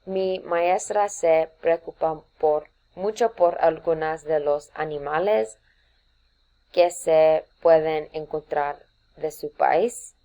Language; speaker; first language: Spanish; non-native, learner; English